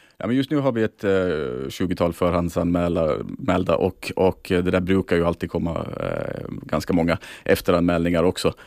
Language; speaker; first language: Swedish; native; Swedish